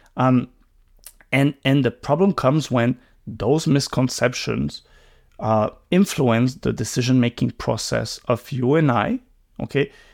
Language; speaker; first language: English; non-native, local second language; French